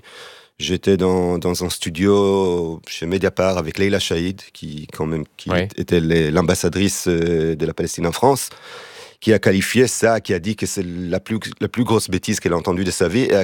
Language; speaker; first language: French; non-native, fluent; Hebrew